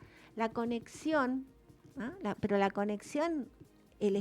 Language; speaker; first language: Spanish; native; Spanish